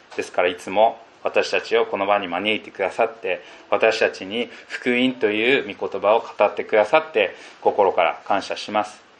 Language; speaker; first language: Japanese; non-native, fluent; Filipino